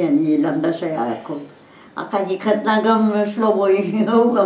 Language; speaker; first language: Hebrew; non-native, learner; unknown